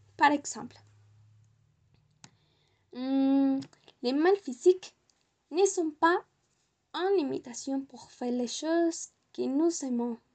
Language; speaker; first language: French; non-native, learner; Spanish